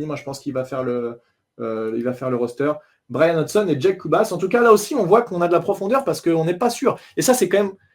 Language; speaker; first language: French; native; French